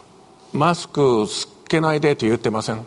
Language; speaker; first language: Japanese; non-native, fluent; English